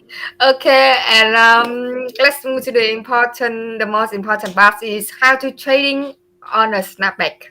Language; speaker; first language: English; non-native, learner; Vietnamese